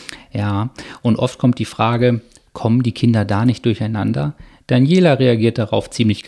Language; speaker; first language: German; native; German